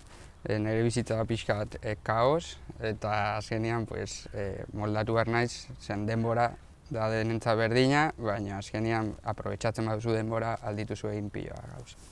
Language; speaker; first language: Basque; non-native, local second language; Spanish